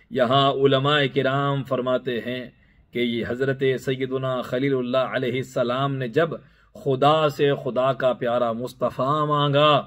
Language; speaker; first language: Urdu; native; Urdu